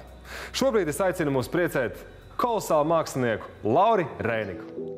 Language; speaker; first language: Latvian; native; Latvian